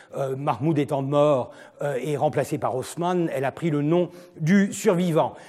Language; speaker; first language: French; non-native, fluent; Turkish